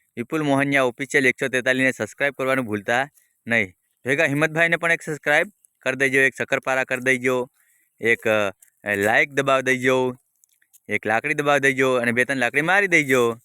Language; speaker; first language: Gujarati; non-native, local second language; Bhili